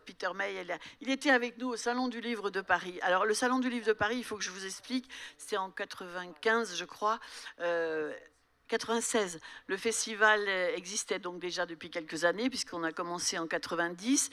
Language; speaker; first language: French; native; French